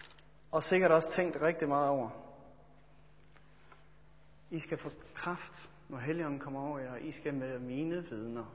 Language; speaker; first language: Danish; native; Danish